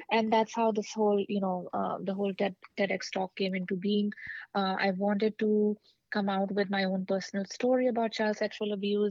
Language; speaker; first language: English; non-native, local second language; Hindi